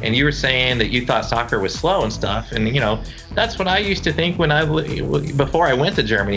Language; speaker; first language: English; native; English